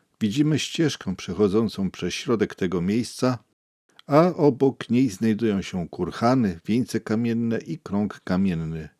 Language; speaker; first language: Polish; native; Polish